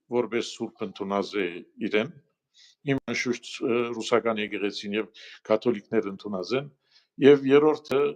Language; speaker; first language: Armenian; early bilingual, heritage; Armenian